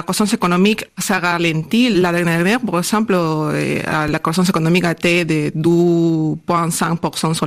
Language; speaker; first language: French; non-native, learner; Spanish